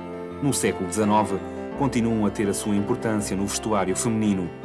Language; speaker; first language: Portuguese; native; Portuguese